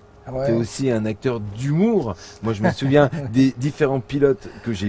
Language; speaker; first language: French; native; French